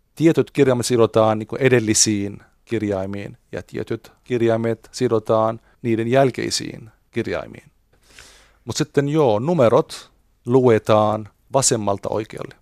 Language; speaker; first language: Finnish; non-native, fluent; Arabic